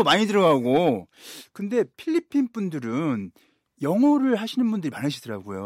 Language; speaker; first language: Korean; native; Korean